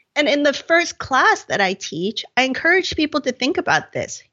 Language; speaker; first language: English; non-native, local second language; Cantonese